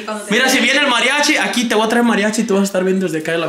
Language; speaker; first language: Spanish; native; Spanish